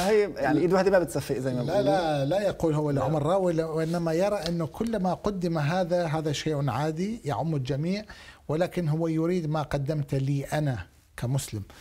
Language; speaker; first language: Arabic; native; Arabic